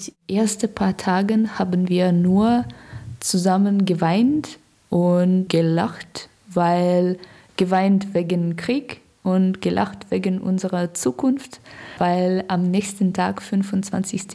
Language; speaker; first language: German; non-native, learner; Russian